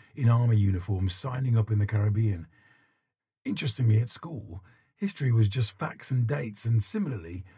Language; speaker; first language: English; native; English